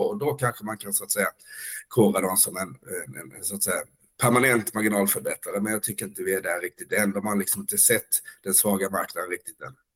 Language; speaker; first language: Swedish; native; Swedish